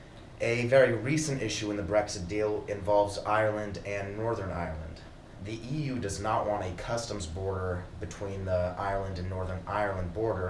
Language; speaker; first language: English; native; English